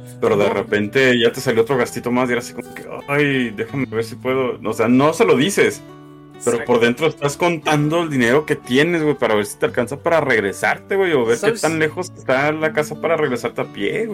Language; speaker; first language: Spanish; native; Spanish